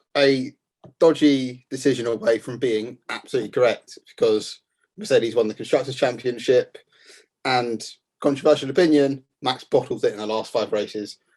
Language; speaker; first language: English; native; English